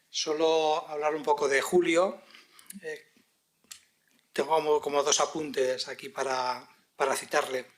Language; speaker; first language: Spanish; native; Spanish